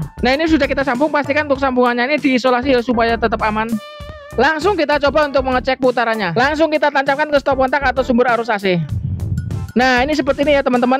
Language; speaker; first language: Indonesian; native; Indonesian